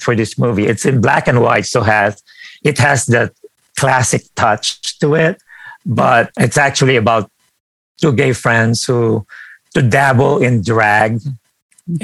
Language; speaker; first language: English; non-native, local second language; Filipino